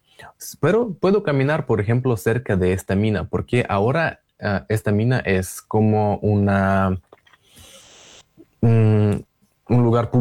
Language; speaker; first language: Spanish; non-native, learner; Russian